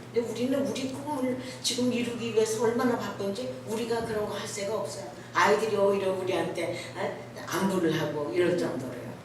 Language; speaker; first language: Korean; native; Korean